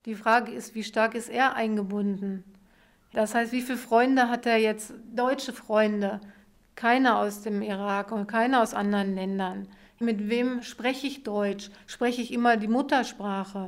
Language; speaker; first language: German; native; German